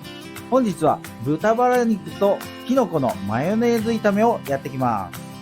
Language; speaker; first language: Japanese; native; Japanese